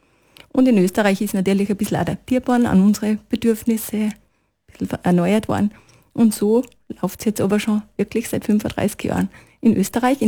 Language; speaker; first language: German; native; German